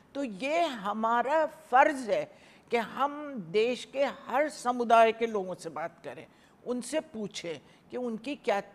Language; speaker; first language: Hindi; native; Hindi